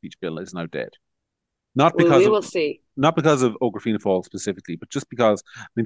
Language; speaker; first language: English; native; English